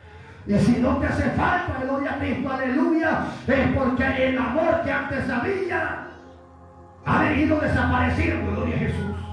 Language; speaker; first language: Spanish; native; Spanish